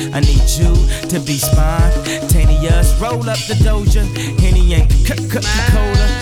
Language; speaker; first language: English; native; English